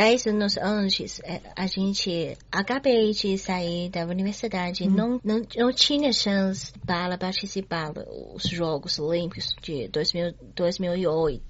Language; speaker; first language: Portuguese; non-native, learner; Chinese